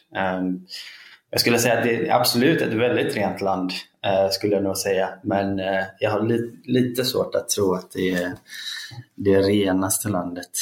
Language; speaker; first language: Swedish; early bilingual, other home language; Icelandic